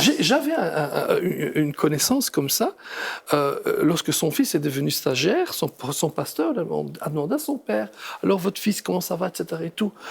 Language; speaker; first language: French; native; French